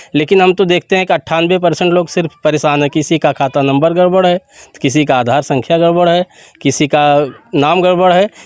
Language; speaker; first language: Hindi; native; Hindi